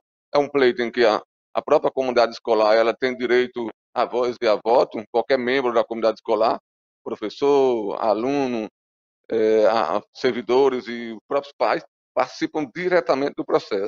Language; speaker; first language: Portuguese; native; Portuguese